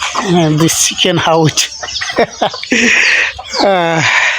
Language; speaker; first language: English; non-native, learner; Bangla